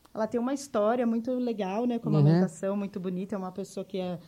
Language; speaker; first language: Portuguese; native; Portuguese